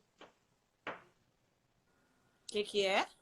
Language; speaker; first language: Portuguese; native; Portuguese